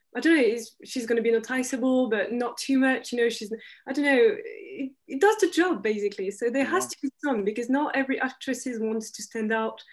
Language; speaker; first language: English; non-native, fluent; French